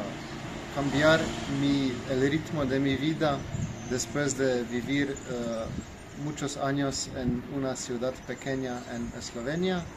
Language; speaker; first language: Spanish; non-native, learner; Slovenian